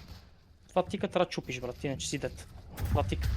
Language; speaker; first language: Bulgarian; native; Bulgarian